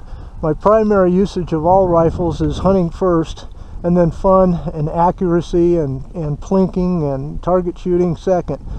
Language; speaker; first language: English; native; English